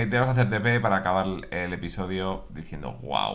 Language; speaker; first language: Spanish; native; Spanish